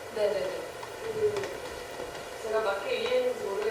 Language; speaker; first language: Korean; native; Korean